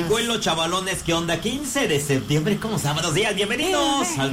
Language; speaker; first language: Spanish; native; Spanish